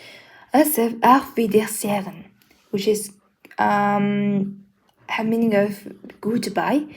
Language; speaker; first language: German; non-native, learner; Mongolian